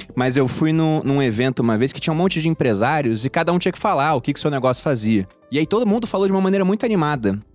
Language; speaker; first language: Portuguese; native; Portuguese